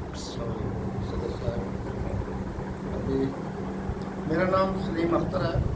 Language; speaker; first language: Urdu; non-native, local second language; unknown